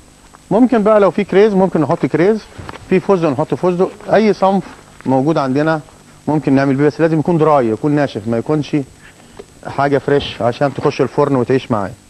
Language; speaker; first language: Arabic; native; Arabic